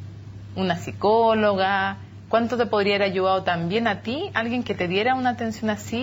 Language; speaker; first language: Spanish; native; Spanish